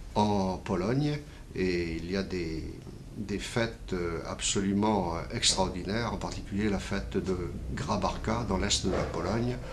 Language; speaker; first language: French; native; French